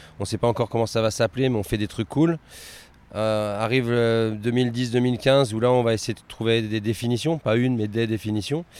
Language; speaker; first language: French; native; French